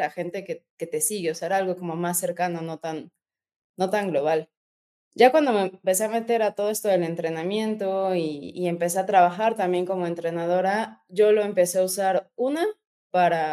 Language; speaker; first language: Spanish; native; Spanish